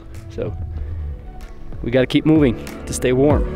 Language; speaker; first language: English; non-native, fluent; Norwegian